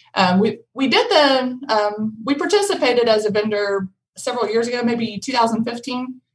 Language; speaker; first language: English; native; English